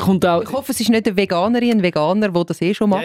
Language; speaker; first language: German; native; German